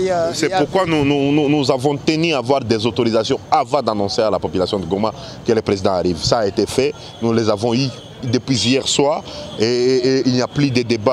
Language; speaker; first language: French; non-native, local second language; Swahili